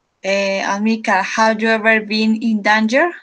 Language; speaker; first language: English; non-native, learner; Spanish